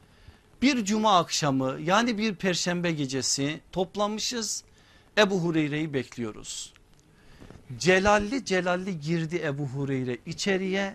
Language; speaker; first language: Turkish; native; Turkish